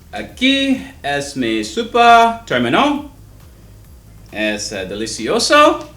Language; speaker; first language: Spanish; non-native, learner; English